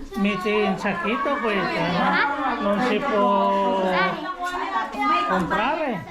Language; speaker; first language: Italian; non-native, learner; Filipino